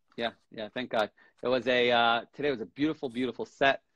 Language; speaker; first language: English; native; English